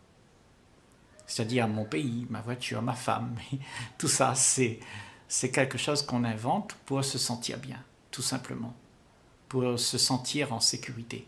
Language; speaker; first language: French; native; French